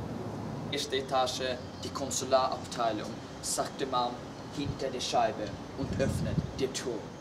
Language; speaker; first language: German; non-native, learner; Swedish